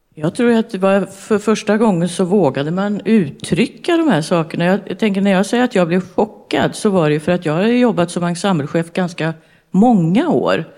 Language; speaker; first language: Swedish; native; Swedish